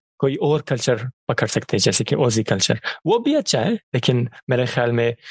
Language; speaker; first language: Urdu; non-native, fluent; Persian